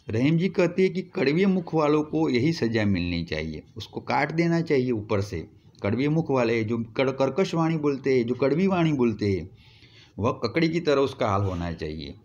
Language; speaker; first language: Hindi; non-native, local second language; Gujarati